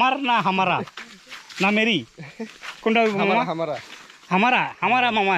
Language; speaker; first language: Hindi; non-native, learner; Bangla